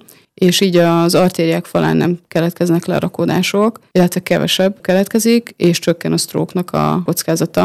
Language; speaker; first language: Hungarian; native; Hungarian